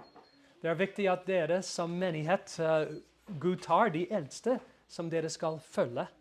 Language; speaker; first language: Norwegian; non-native, fluent; English